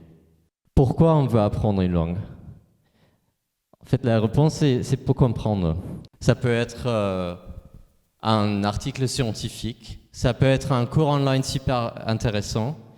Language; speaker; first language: French; non-native, fluent; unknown